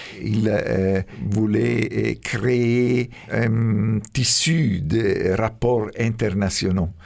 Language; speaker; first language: French; non-native, fluent; Italian